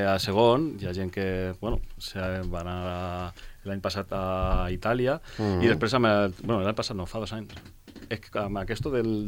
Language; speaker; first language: Catalan; non-native, local second language; Spanish